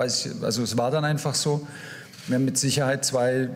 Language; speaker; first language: German; native; German